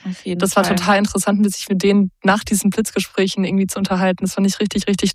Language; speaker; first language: German; native; German